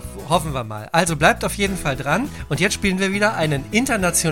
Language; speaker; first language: German; native; German